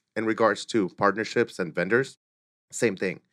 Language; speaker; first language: English; early bilingual, other home language; Russian